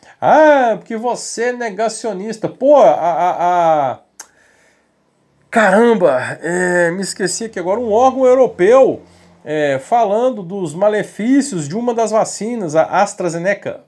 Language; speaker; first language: Portuguese; native; Portuguese